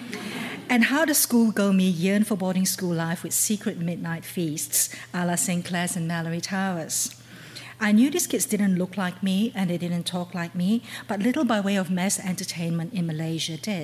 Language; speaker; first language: English; non-native, local second language; Cantonese